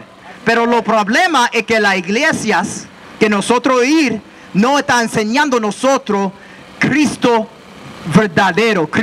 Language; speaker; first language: Spanish; non-native, learner; English